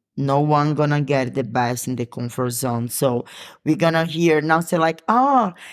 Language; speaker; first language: English; non-native, learner; Portuguese